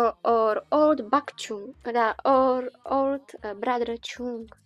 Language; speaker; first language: English; non-native, learner; Czech